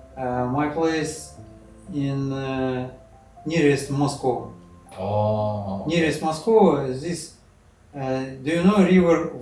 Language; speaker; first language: English; non-native, learner; Russian